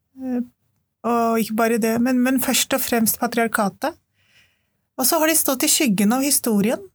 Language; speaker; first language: Norwegian; early bilingual, other home language; Urdu